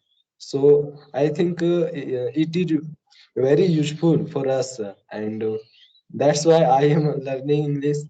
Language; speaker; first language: English; non-native, learner; Hindi